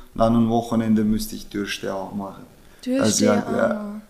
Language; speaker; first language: German; early bilingual, other home language; Russian